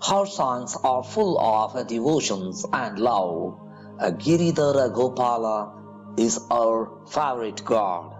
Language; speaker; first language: English; non-native, local second language; Kannada